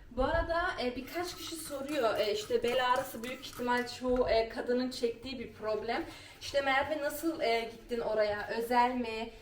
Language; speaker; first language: Turkish; early bilingual, heritage; Turkish